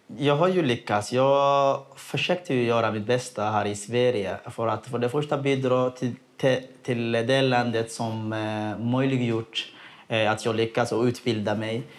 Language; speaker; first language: Swedish; non-native, fluent; Somali